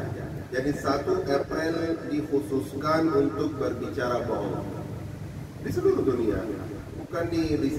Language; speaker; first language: Indonesian; non-native, fluent; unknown